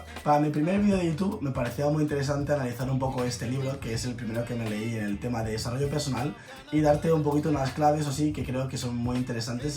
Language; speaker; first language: Spanish; native; Spanish